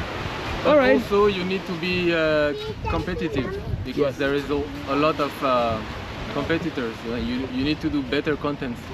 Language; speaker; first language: English; non-native, fluent; French